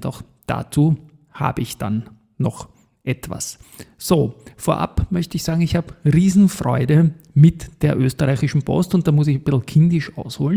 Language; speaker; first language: German; native; German